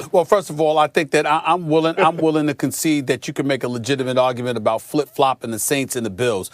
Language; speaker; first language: English; native; English